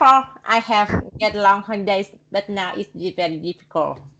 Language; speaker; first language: English; non-native, learner; Vietnamese